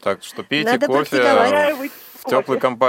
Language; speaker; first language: Russian; native; Russian